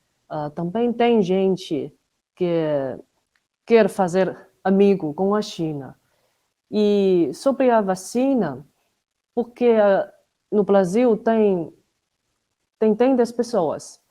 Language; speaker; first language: Portuguese; non-native, fluent; Chinese